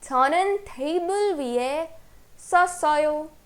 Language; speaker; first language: Korean; non-native, fluent; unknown